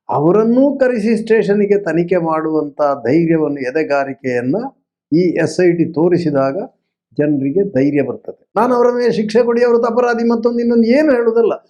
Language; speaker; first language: Kannada; non-native, local second language; Tulu